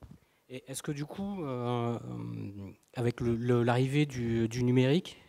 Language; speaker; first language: French; native; French